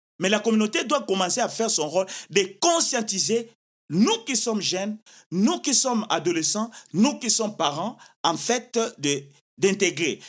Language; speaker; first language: French; non-native, local second language; Lingala